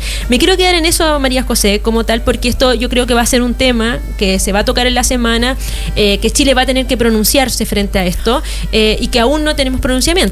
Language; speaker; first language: Spanish; native; Spanish